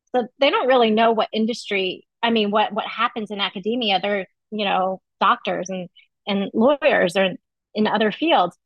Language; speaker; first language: English; native; English